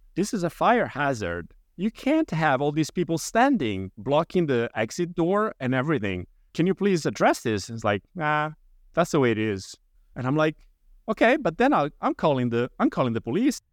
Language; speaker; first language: English; non-native, fluent; Italian